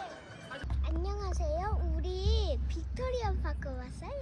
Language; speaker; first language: Korean; early bilingual, heritage; Korean